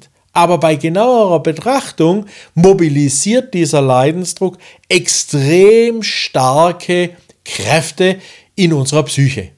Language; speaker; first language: German; native; German